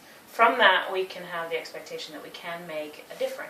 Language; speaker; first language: English; native; English